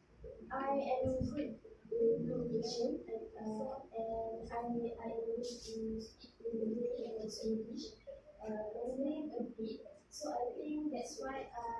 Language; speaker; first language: English; non-native, local second language; Malay